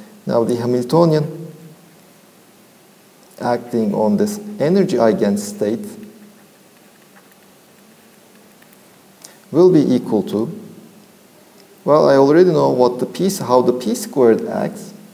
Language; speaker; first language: English; non-native, fluent; Turkish